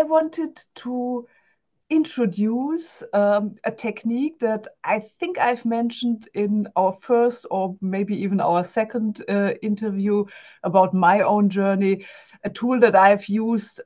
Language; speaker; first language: English; non-native, fluent; German